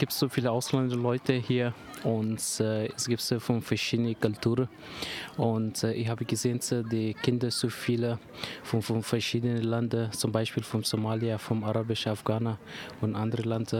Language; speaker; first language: German; non-native, learner; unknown